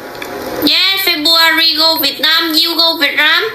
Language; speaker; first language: English; non-native, learner; Vietnamese